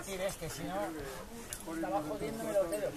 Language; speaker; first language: Spanish; native; Spanish